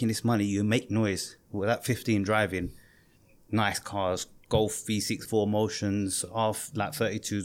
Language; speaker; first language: English; native; English